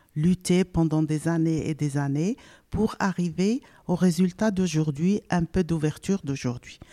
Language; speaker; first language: French; non-native, local second language; Arabic